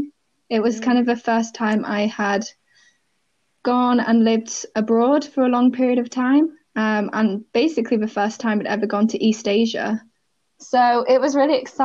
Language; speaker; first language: English; native; English